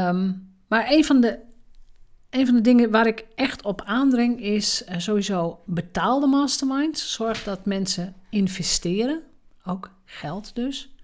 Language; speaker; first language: Dutch; native; Dutch